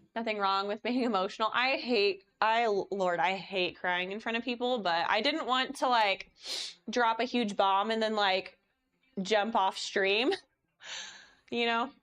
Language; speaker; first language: English; native; English